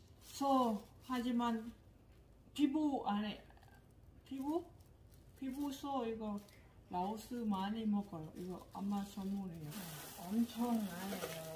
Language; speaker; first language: Korean; non-native, learner; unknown